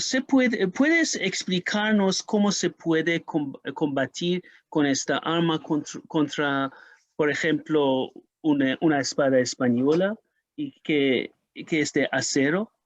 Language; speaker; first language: Spanish; non-native, learner; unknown